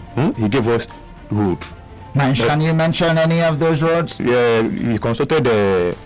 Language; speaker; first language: English; non-native, local second language; Igbo